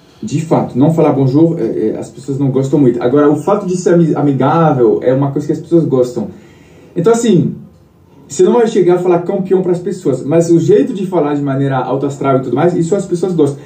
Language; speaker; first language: Portuguese; non-native, fluent; French